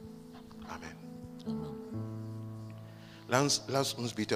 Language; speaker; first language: German; non-native, learner; Russian